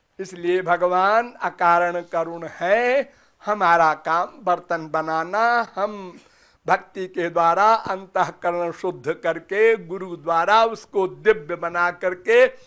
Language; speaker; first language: Hindi; native; Hindi